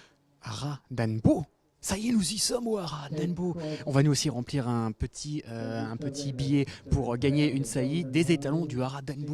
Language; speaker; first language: French; native; French